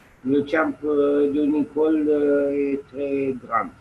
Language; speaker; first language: French; non-native, learner; Romanian